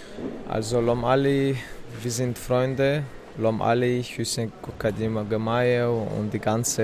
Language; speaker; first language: German; non-native, fluent; Chechen